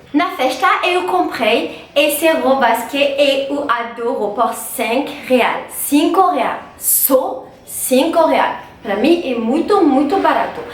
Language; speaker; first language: Portuguese; non-native, learner; French